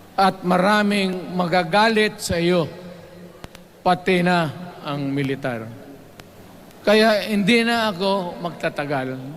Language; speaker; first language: Filipino; non-native, local second language; Cebuano